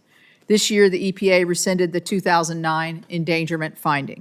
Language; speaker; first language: English; native; English